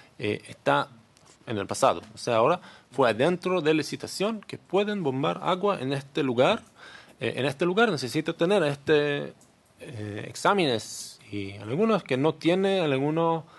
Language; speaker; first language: Spanish; non-native, learner; Hebrew